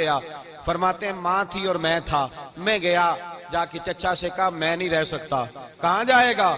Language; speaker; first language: Hindi; non-native, local second language; Punjabi